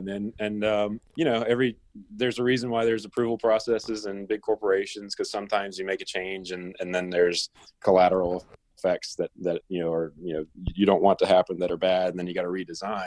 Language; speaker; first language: English; native; English